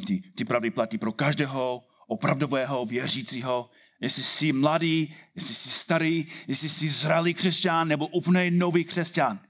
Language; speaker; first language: Czech; non-native, fluent; English